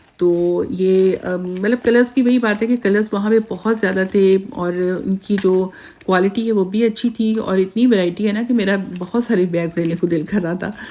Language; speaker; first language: Urdu; native; Urdu